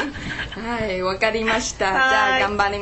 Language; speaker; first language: Japanese; non-native, learner; Chinese